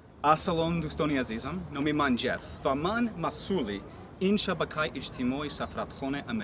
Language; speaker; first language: Persian; non-native, fluent; English